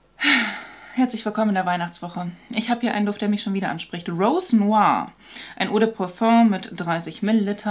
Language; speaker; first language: German; native; German